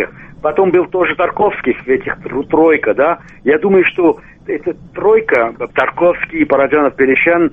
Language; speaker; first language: Russian; non-native, local second language; Armenian